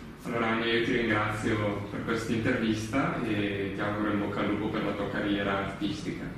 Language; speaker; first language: Italian; native; Italian